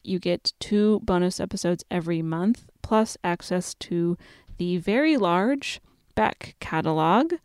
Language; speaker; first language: English; native; English